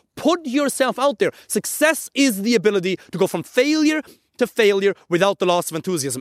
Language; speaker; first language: English; non-native, fluent; German